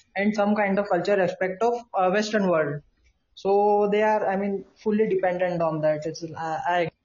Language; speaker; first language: English; non-native, local second language; Hindi